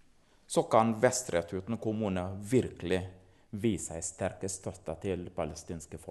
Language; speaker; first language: Norwegian; non-native, fluent; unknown